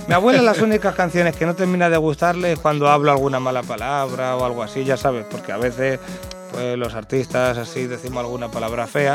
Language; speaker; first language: Spanish; native; Spanish